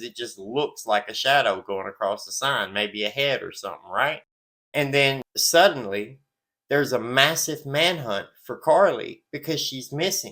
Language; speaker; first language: English; native; English